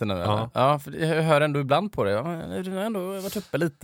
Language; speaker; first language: Swedish; native; Swedish